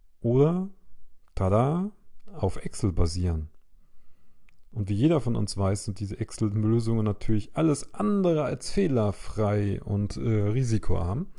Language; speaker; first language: German; native; German